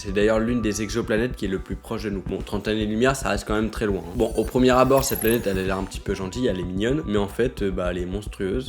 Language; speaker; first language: French; native; French